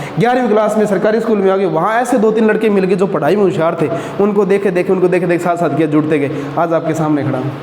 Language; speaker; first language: Hindi; non-native, local second language; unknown